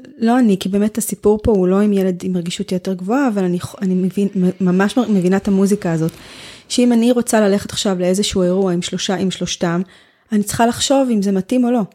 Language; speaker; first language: Hebrew; native; Hebrew